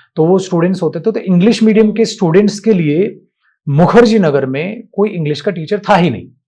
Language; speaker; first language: Hindi; native; Hindi